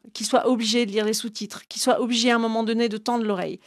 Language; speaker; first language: French; native; French